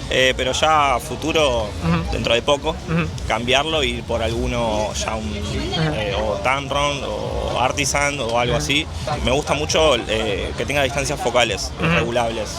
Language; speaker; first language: Spanish; native; Spanish